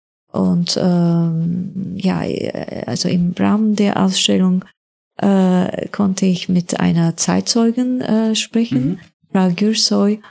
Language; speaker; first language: German; non-native, fluent; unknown